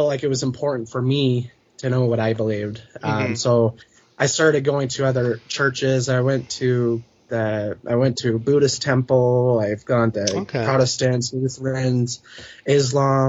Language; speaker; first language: English; native; English